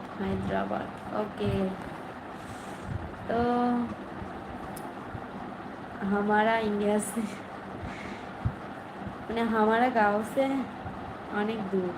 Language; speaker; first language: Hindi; non-native, local second language; Bangla